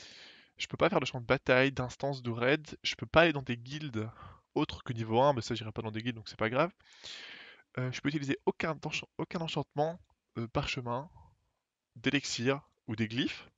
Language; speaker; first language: French; native; French